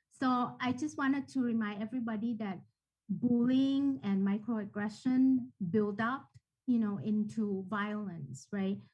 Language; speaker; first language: English; non-native, fluent; Thai